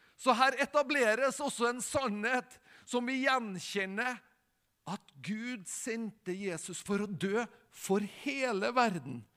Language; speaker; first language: Norwegian; native; Norwegian